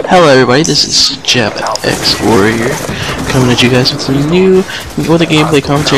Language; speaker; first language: English; native; English